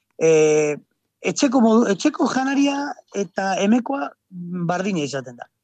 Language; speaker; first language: Basque; native; Basque